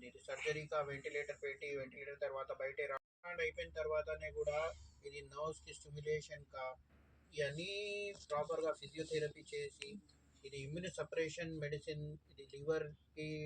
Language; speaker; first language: Telugu; native; Telugu